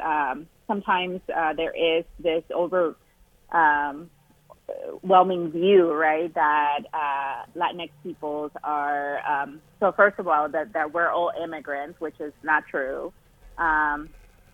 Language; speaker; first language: English; non-native, fluent; Spanish